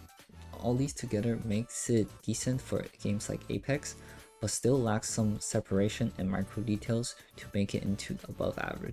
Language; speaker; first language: English; non-native, fluent; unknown